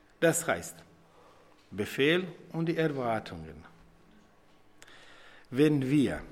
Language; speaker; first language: German; non-native, fluent; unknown